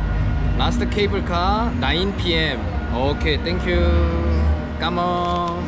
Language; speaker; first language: English; non-native, learner; Korean